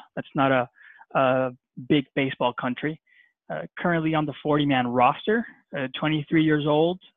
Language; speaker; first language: English; non-native, fluent; Spanish